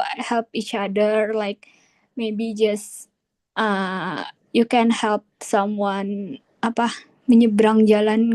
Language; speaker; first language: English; non-native, learner; Indonesian